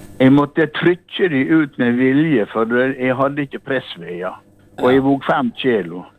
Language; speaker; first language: Norwegian; native; Norwegian